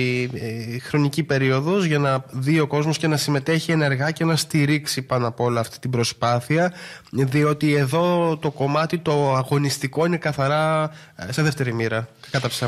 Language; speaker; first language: Greek; native; Greek